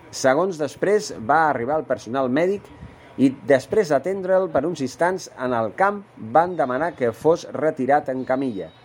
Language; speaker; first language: Catalan; non-native, local second language; Spanish